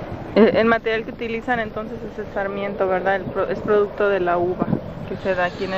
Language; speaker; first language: Spanish; native; Spanish